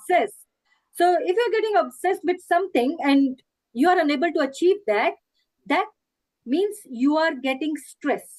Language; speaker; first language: English; non-native, local second language; Hindi